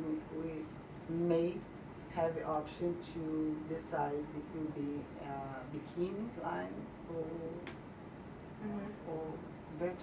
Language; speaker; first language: English; non-native, learner; Portuguese